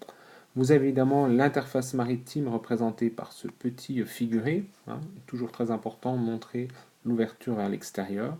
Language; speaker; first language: French; native; French